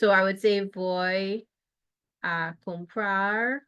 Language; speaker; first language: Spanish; non-native, fluent; English